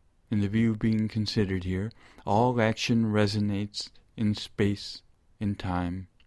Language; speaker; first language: English; native; English